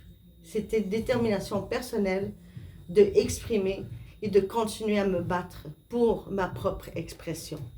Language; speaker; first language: French; non-native, fluent; Spanish